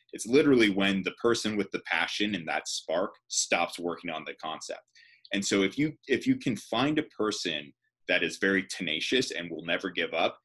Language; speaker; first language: English; native; English